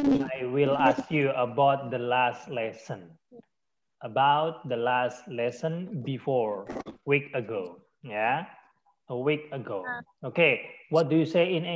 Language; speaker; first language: English; non-native, learner; Indonesian